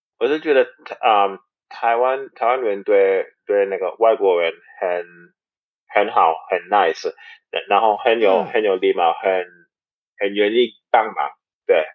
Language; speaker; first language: Chinese; non-native, learner; English